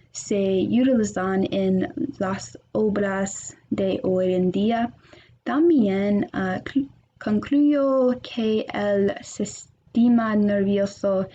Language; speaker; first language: Spanish; non-native, learner; English